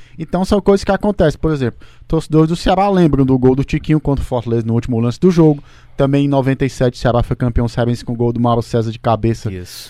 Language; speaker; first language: Portuguese; native; Portuguese